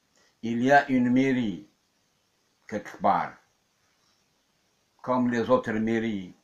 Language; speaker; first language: French; non-native, local second language; Kabyle